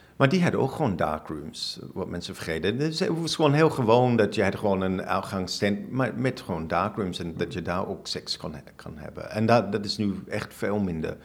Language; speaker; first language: Dutch; non-native, fluent; English